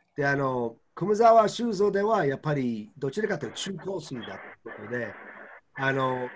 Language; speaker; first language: Japanese; non-native, fluent; English